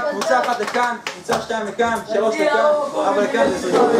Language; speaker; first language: Hebrew; native; Hebrew